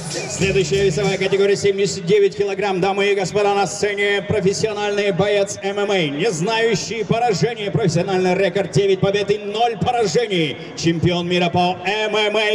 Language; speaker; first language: Russian; non-native, local second language; Kazakh